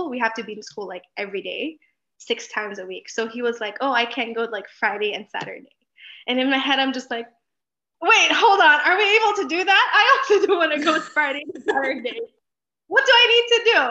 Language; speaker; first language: English; non-native, local second language; Filipino